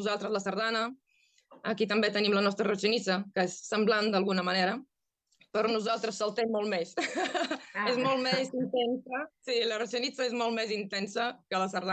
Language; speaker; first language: Catalan; non-native, fluent; Bulgarian